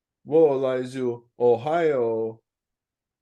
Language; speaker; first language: Chinese; non-native, learner; English